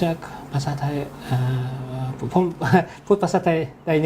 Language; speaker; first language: Thai; non-native, learner; Mongolian